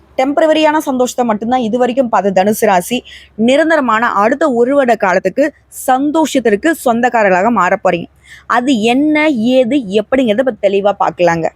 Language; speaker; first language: Tamil; native; Tamil